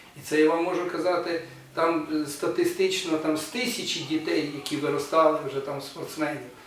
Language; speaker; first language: Ukrainian; non-native, local second language; Russian